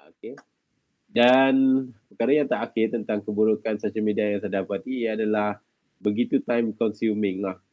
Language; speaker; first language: Malay; native; Malay